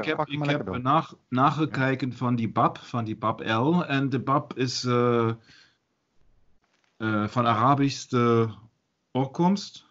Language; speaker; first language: Dutch; non-native, fluent; German